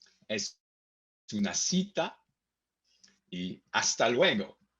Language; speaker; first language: Spanish; non-native, learner; French